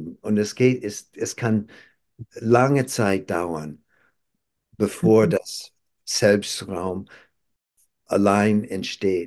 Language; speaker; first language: German; non-native, fluent; English